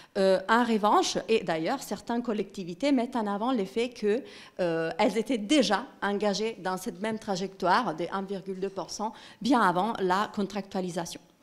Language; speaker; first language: French; non-native, fluent; Italian